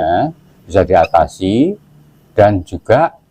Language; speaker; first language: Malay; non-native, local second language; Javanese